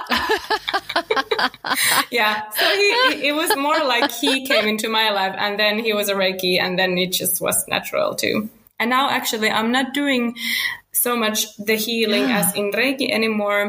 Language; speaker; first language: English; non-native, fluent; Finnish